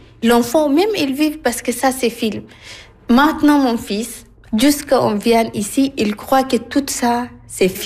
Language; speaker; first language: French; non-native, learner; Arabic